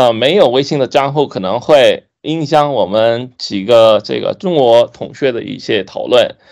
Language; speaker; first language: Chinese; non-native, fluent; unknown